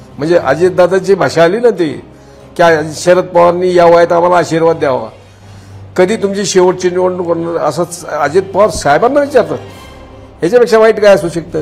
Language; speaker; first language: Marathi; native; Marathi